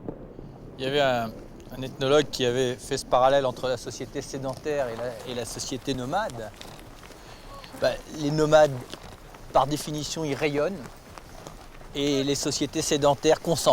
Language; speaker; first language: French; native; French